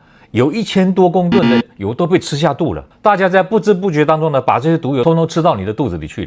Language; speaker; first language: Chinese; native; Chinese